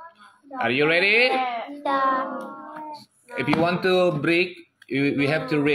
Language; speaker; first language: English; non-native, fluent; Indonesian